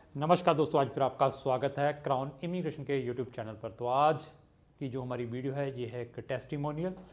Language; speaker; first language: Hindi; non-native, local second language; Punjabi